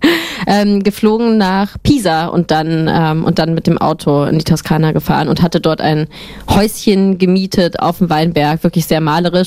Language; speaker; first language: German; native; German